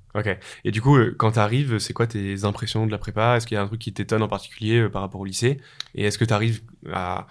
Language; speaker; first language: French; native; French